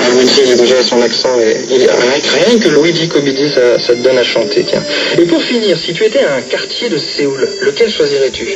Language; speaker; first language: French; native; French